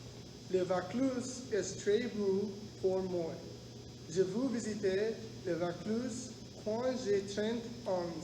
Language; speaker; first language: French; non-native, learner; English